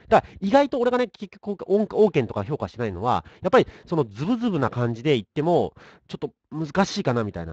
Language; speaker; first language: Japanese; native; Japanese